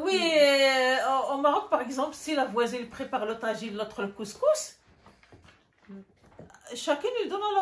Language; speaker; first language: French; non-native, local second language; Arabic